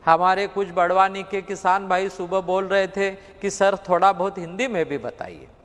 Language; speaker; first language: Hindi; non-native, local second language; Marathi